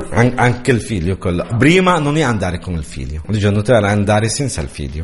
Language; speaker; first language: Italian; non-native, learner; Arabic